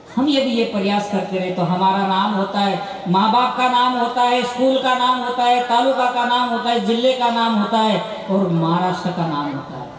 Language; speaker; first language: Hindi; non-native, local second language; Marathi